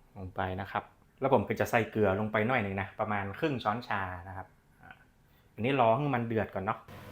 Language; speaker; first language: Thai; native; Thai